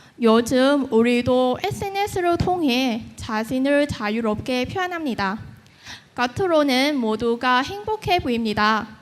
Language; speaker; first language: Korean; non-native, fluent; Vietnamese